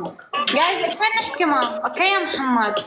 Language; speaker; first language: Arabic; native; Arabic